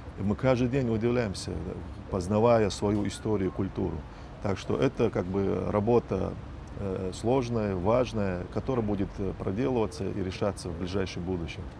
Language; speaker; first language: Russian; non-native, local second language; Chechen